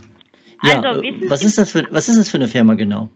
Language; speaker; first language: German; native; German